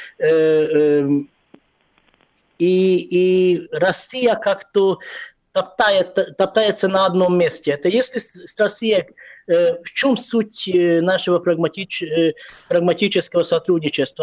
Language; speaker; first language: Russian; non-native, fluent; Hungarian